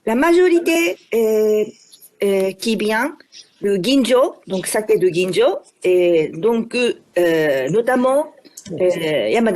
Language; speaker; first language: French; non-native, fluent; Japanese